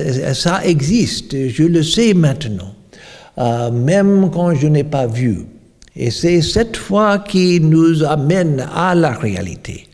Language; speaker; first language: French; non-native, fluent; English